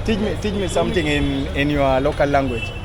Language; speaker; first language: English; non-native, fluent; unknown